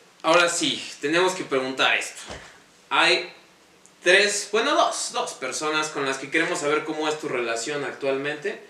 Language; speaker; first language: Spanish; native; Spanish